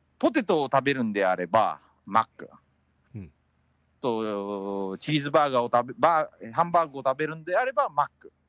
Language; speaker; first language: Japanese; early bilingual, heritage; Japanese